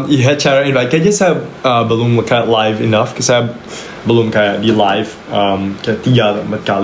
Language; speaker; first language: Indonesian; non-native, local second language; English